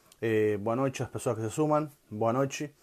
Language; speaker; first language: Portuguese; non-native, learner; Spanish